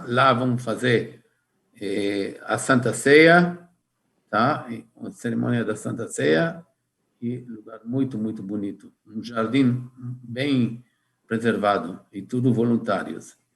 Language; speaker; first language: Portuguese; non-native, fluent; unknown